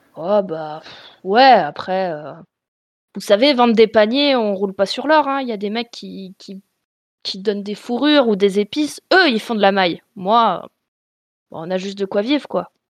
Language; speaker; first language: French; native; French